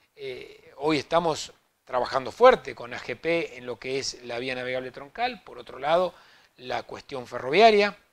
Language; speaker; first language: Spanish; native; Spanish